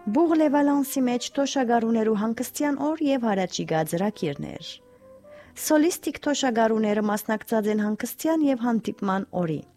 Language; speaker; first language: Armenian; early bilingual, heritage; Armenian